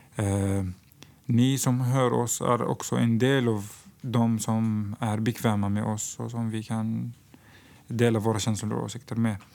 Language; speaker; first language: Swedish; non-native, fluent; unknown